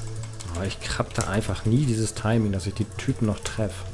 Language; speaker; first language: German; native; German